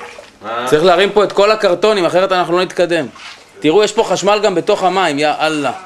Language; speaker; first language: Hebrew; native; Hebrew